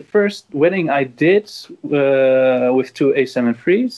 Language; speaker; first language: English; non-native, fluent; Dutch